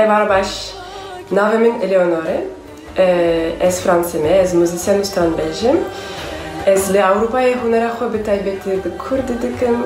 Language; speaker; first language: Kurdish; non-native, fluent; French